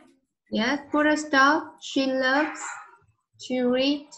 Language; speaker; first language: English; non-native, learner; Vietnamese